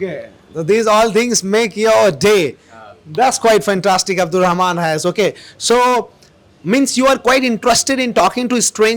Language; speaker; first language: English; non-native, local second language; Hindi